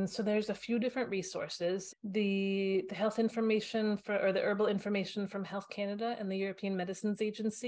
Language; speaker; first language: English; native; English